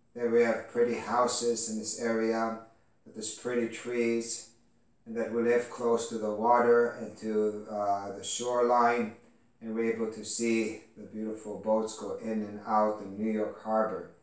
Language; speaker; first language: English; early bilingual, other home language; Greek